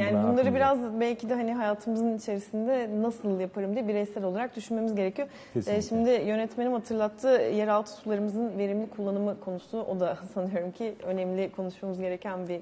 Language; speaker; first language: Turkish; native; Turkish